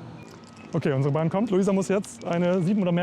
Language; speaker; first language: German; native; German